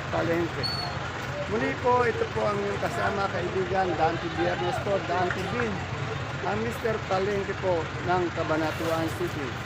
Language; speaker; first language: Filipino; native; Filipino